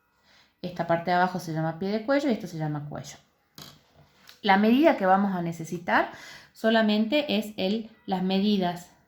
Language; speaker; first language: Spanish; native; Spanish